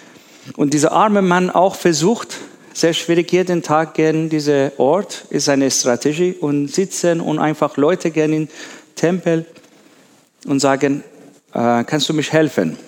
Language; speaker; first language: German; non-native, learner; Persian